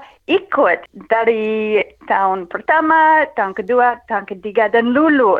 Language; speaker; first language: Indonesian; non-native, fluent; English